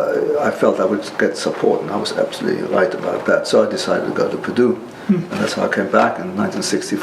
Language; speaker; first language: English; non-native, local second language; German